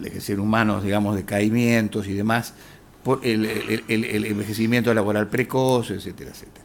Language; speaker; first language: Spanish; native; Spanish